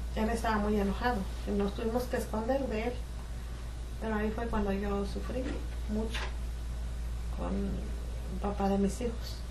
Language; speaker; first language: Spanish; native; Spanish